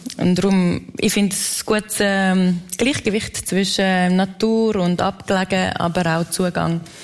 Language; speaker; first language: German; native; German